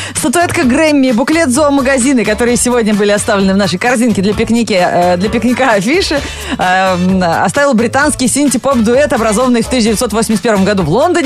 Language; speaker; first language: Russian; native; Russian